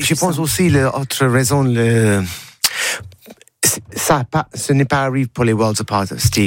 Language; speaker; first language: French; non-native, learner; English